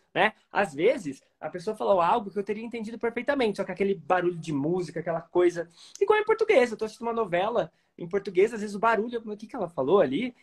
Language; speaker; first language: Portuguese; native; Portuguese